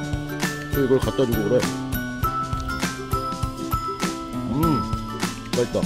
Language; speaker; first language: Japanese; non-native, learner; Korean